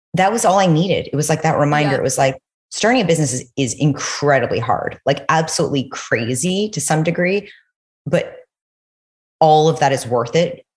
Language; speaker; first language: English; native; English